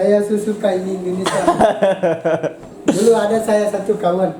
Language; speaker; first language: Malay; non-native, learner; Bangla